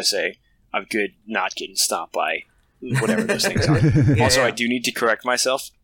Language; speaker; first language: English; native; English